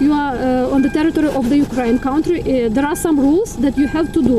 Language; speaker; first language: English; non-native, learner; Ukrainian